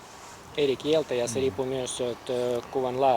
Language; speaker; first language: Finnish; non-native, fluent; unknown